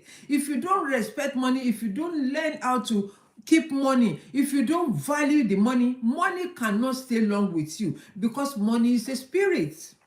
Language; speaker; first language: English; non-native, local second language; Yoruba